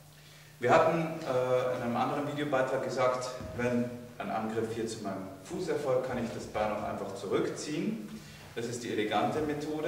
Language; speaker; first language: German; native; German